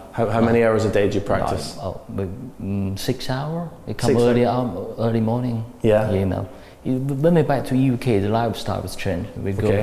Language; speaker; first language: English; non-native, learner; Chinese